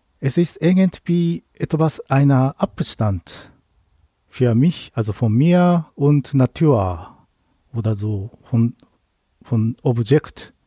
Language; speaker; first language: German; non-native, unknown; Japanese